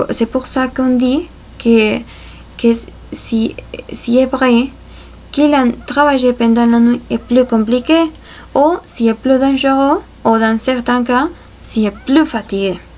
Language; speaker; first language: French; non-native, fluent; Spanish